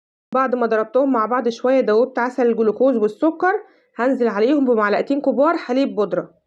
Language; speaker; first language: Arabic; native; Arabic